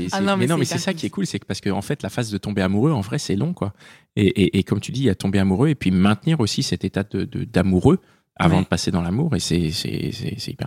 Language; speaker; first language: French; native; French